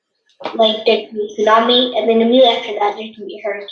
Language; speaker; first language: English; native; English